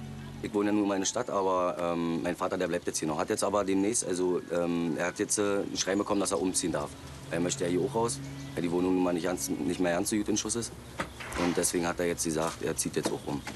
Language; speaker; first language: German; native; German